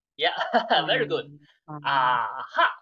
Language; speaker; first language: English; non-native, learner; Chinese